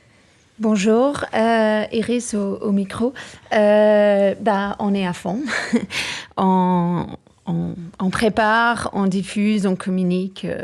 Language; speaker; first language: French; non-native, fluent; English